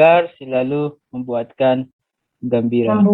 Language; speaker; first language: Indonesian; non-native, learner; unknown